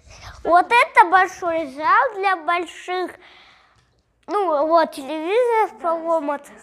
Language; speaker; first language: Russian; native; Russian